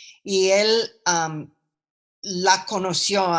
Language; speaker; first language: Spanish; non-native, fluent; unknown